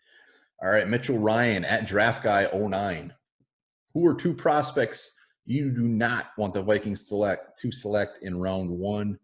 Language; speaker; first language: English; native; English